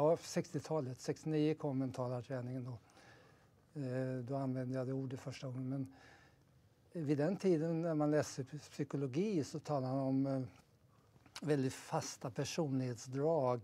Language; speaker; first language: Swedish; native; Swedish